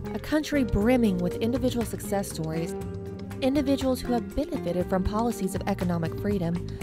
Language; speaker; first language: English; native; English